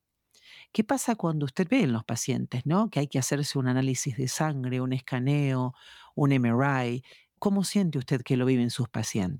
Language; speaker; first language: Spanish; native; Spanish